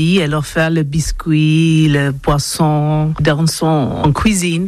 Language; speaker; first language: French; non-native, learner; English